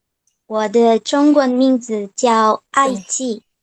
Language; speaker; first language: Chinese; non-native, learner; Indonesian